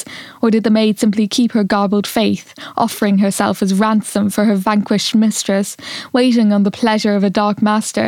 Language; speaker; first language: English; native; English